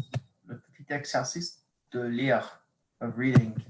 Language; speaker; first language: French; non-native, fluent; English